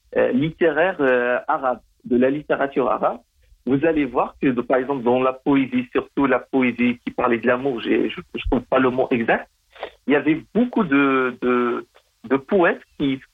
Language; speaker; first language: French; non-native, local second language; Arabic